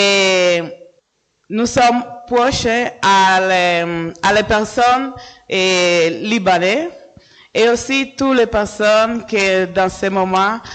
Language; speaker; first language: French; non-native, fluent; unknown